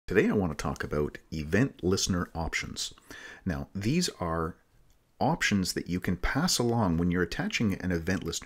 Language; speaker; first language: English; native; English